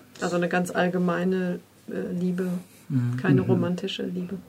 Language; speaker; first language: German; native; German